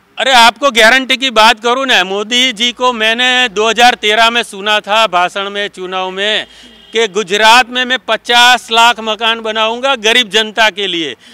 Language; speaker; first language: Hindi; non-native, local second language; Gujarati